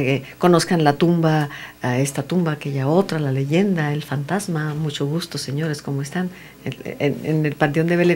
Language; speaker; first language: Spanish; native; Spanish